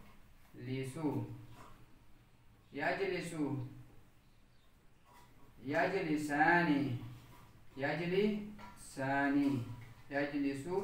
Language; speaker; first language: Arabic; non-native, fluent; Urdu